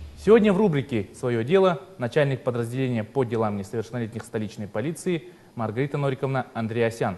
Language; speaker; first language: Russian; native; Russian